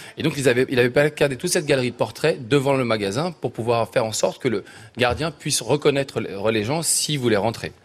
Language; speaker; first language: French; native; French